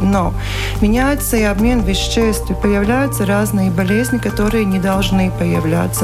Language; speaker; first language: Russian; non-native, local second language; Latvian